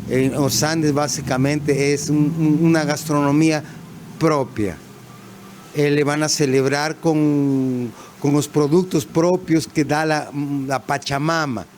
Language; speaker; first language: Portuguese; non-native, fluent; Spanish